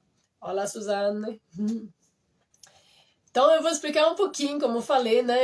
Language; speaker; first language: Portuguese; non-native, fluent; French